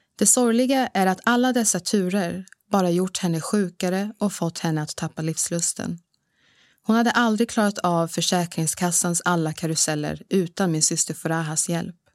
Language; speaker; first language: Swedish; early bilingual, other home language; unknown